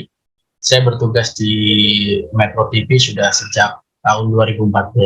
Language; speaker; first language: Indonesian; native; Indonesian